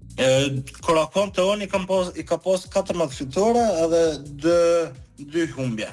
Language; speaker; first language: Albanian; early bilingual, heritage; Albanian